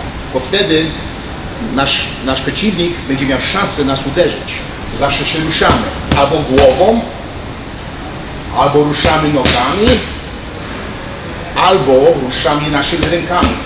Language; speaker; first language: Polish; early bilingual, heritage; Polish